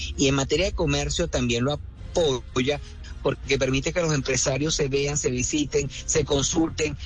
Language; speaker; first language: Spanish; native; Spanish